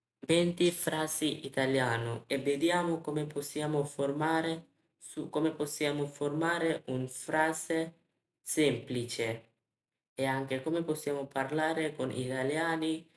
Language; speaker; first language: Italian; non-native, learner; Bangla